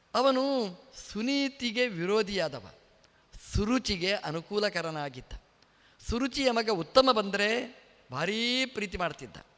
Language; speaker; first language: Kannada; native; Kannada